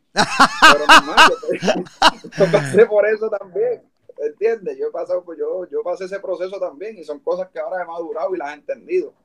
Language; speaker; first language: Spanish; native; Spanish